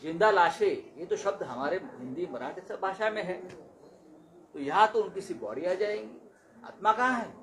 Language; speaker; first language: Hindi; non-native, local second language; Marathi